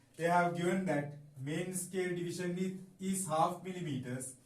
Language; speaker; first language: English; non-native, local second language; Sinhala